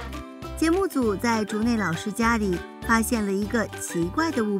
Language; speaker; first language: Chinese; native; Chinese